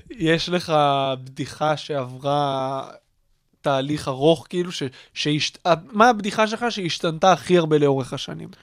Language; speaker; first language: Hebrew; native; Hebrew